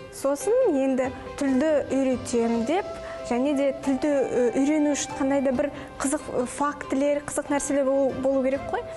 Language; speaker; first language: Kazakh; non-native, local second language; Russian